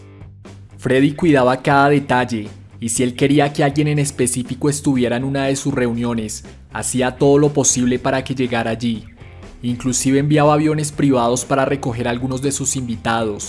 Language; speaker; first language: Spanish; native; Spanish